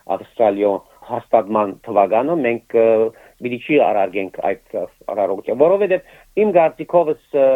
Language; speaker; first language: Armenian; early bilingual, heritage; Armenian